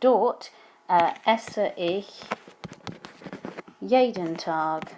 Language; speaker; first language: German; non-native, fluent; English